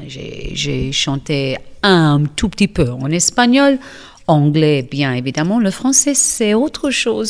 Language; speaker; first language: French; non-native, fluent; English